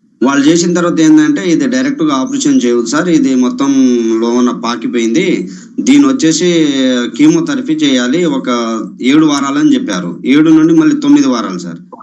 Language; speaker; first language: Telugu; non-native, local second language; Lambadi